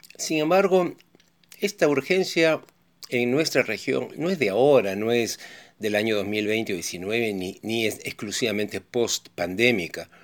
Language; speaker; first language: Spanish; native; Spanish